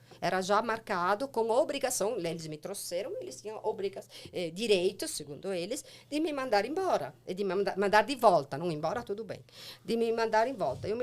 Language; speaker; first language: Portuguese; non-native, fluent; Italian